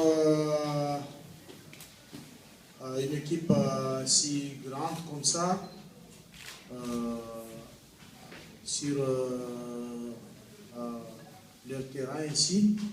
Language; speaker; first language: French; non-native, local second language; Malagasy